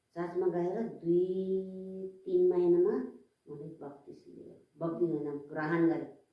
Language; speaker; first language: Nepali; non-native, local second language; Tamil